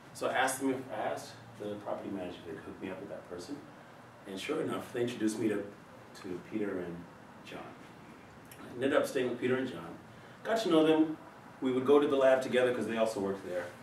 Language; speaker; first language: English; native; English